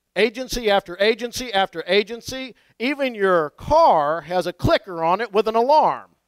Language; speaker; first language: English; native; English